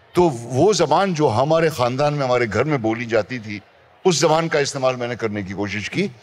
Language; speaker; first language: Hindi; native; Hindi